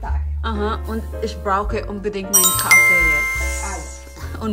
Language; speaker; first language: German; non-native, fluent; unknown